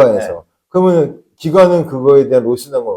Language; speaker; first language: Korean; native; Korean